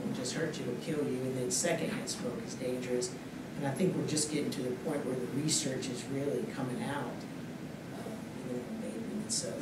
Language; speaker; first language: English; native; English